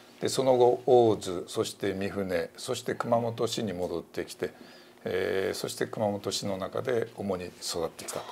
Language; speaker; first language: Japanese; native; Japanese